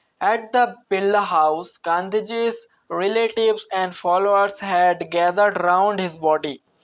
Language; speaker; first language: English; non-native, local second language; Bangla